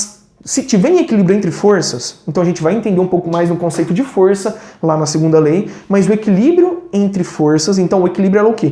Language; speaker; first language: Portuguese; native; Portuguese